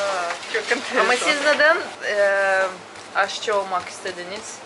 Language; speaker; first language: Turkish; non-native, learner; Russian